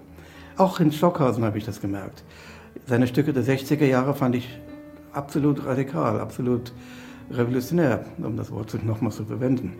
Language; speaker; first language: German; non-native, fluent; English